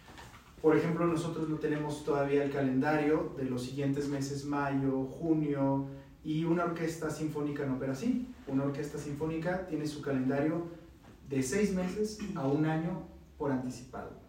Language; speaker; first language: Spanish; native; Spanish